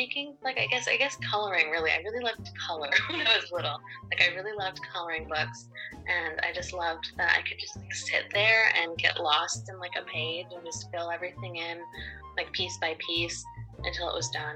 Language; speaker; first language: English; native; English